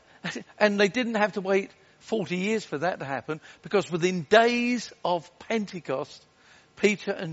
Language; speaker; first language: English; native; English